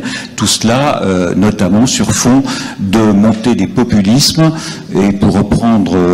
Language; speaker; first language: French; native; French